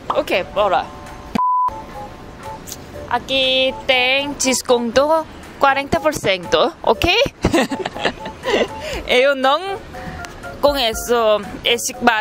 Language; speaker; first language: Portuguese; non-native, learner; Korean